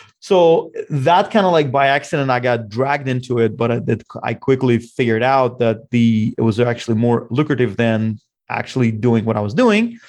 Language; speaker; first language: English; non-native, fluent; Russian